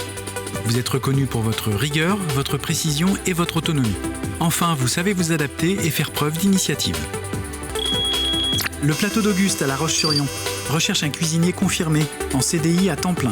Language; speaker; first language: French; native; French